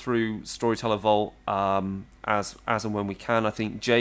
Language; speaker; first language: English; native; English